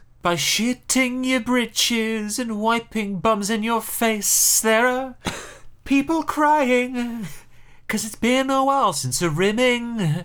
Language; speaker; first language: English; native; English